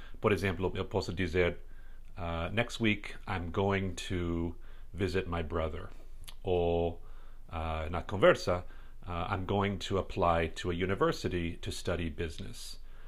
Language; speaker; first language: English; native; English